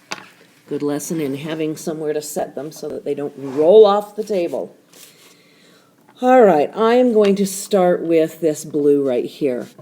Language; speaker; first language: English; native; English